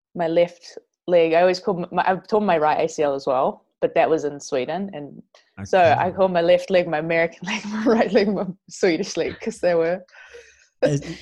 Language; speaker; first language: English; native; English